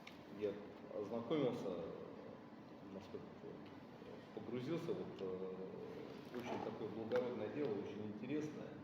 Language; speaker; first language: Russian; non-native, local second language; Azerbaijani